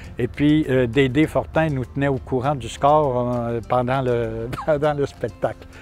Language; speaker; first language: French; native; French